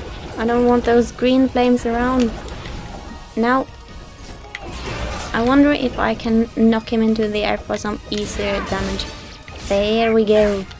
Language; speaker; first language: English; non-native, fluent; Norwegian